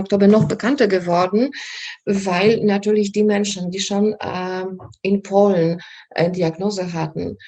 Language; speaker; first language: German; non-native, fluent; Polish